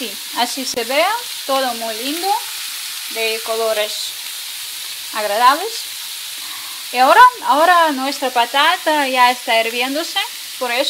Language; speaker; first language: Spanish; non-native, fluent; Ukrainian